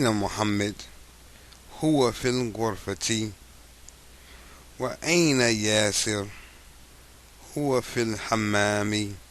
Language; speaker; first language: Arabic; non-native, fluent; English